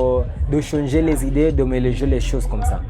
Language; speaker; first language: French; non-native, learner; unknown